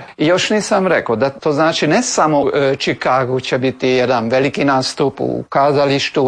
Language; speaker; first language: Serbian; early bilingual, heritage; Croatian